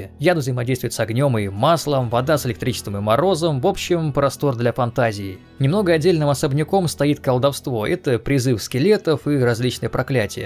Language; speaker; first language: Russian; native; Russian